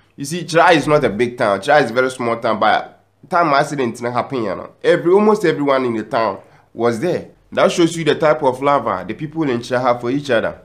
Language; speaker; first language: English; non-native, local second language; Akan